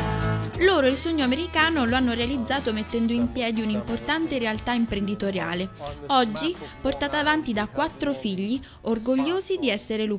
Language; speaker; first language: Italian; native; Italian